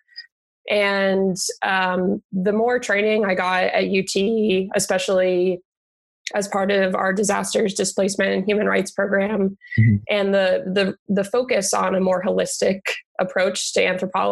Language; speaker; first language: English; native; English